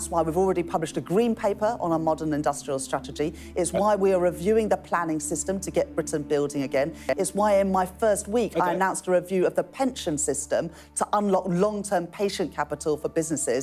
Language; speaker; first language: English; native; English